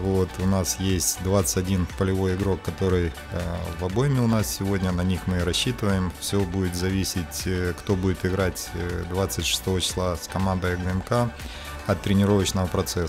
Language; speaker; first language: Russian; native; Russian